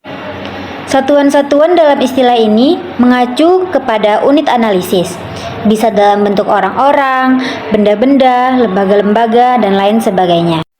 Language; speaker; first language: Indonesian; native; Indonesian